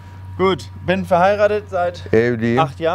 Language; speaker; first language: German; native; German